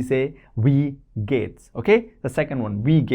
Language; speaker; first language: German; non-native, fluent; Hindi